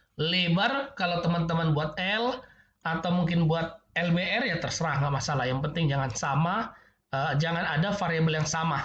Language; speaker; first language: Indonesian; native; Indonesian